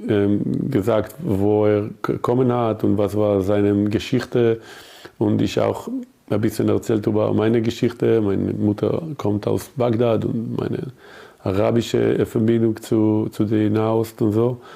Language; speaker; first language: German; non-native, learner; Hebrew